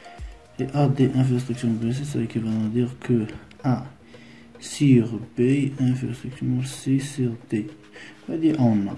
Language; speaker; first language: French; non-native, local second language; Arabic